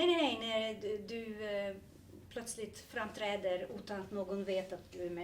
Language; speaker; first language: Swedish; non-native, fluent; Serbian